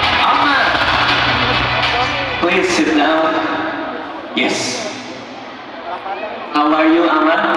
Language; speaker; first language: English; non-native, fluent; Indonesian